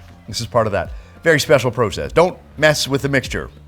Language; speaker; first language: English; native; English